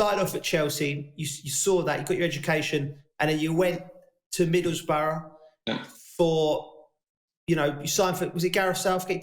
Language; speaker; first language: English; native; English